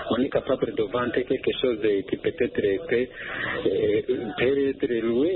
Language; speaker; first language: French; non-native, local second language; Rundi